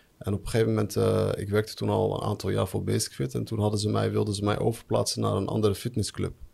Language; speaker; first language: Dutch; early bilingual, other home language; Arabic